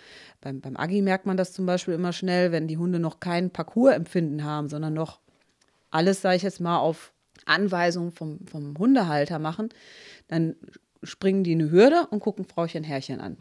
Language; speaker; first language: German; native; German